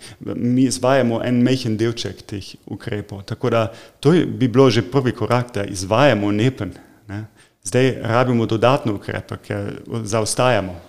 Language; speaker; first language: Slovenian; non-native, fluent; German